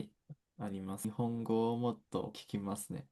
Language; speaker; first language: Japanese; non-native, fluent; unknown